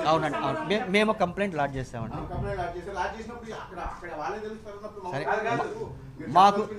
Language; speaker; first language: Telugu; native; Telugu